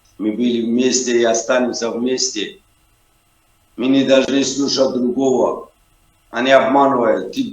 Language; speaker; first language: Russian; non-native, local second language; Tajik